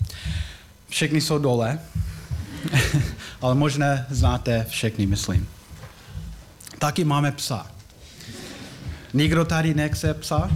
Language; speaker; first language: Czech; non-native, learner; English